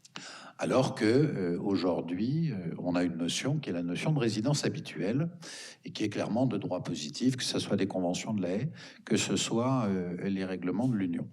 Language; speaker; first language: French; native; French